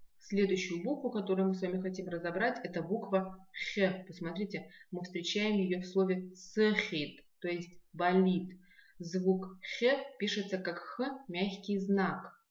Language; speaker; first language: Russian; non-native, local second language; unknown